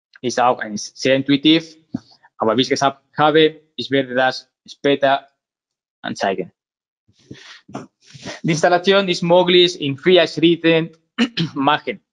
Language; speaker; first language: German; non-native, learner; Spanish